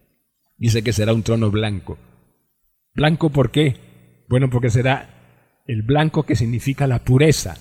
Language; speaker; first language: Spanish; native; Spanish